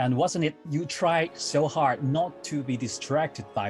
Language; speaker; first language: English; non-native, fluent; Cantonese